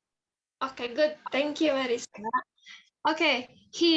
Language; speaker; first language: English; non-native, fluent; Indonesian